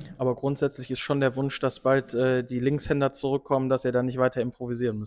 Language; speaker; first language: German; native; German